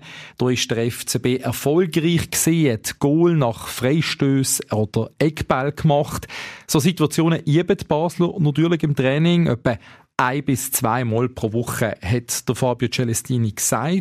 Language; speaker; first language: German; native; German